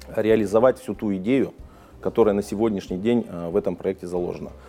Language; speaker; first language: Russian; native; Russian